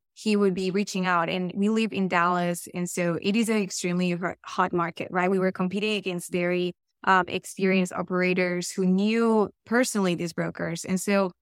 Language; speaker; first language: English; non-native, fluent; Spanish